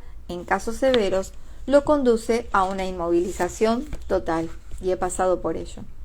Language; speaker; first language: Spanish; native; Spanish